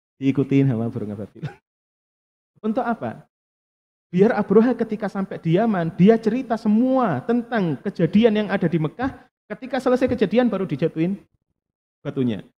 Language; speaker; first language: Indonesian; non-native, local second language; Javanese